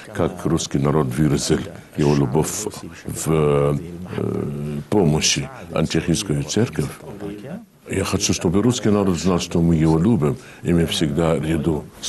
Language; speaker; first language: Russian; non-native, fluent; Arabic